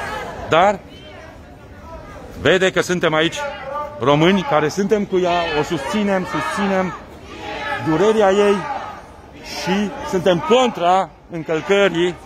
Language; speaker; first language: Romanian; native; Romanian